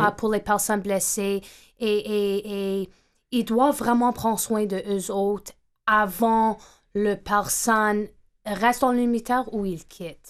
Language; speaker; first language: French; non-native, fluent; English